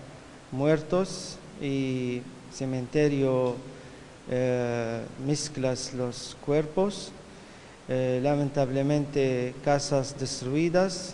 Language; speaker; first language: Spanish; non-native, fluent; Arabic